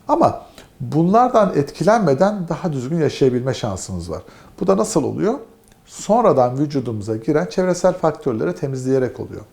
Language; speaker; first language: Turkish; native; Turkish